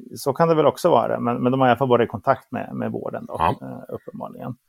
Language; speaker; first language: Swedish; native; Swedish